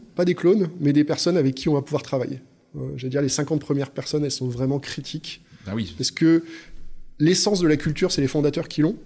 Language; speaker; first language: French; native; French